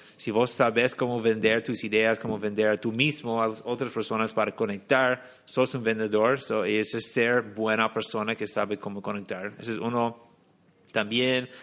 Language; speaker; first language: Spanish; non-native, fluent; English